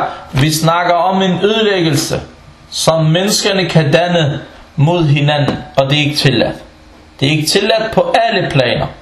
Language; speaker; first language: Danish; non-native, fluent; Arabic